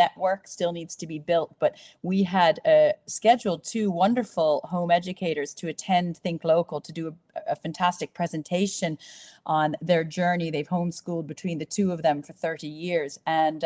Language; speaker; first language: English; native; English